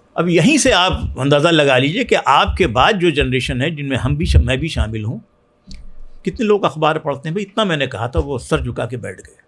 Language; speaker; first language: Urdu; native; Urdu